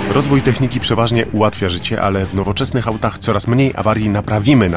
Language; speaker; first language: Polish; native; Polish